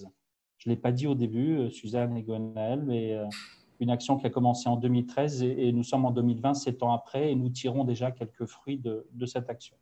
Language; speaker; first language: French; native; French